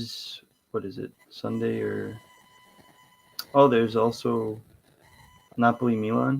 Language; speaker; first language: English; native; English